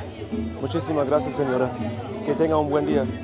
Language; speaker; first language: Spanish; non-native, learner; English